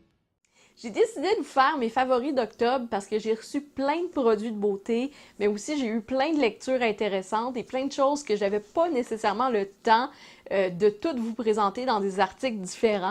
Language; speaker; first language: French; native; French